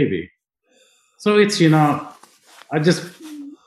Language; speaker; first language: English; non-native, local second language; Punjabi